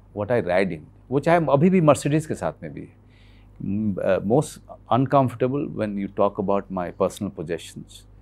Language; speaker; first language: Hindi; native; Hindi